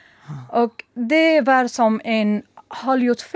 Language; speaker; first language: Swedish; non-native, learner; Persian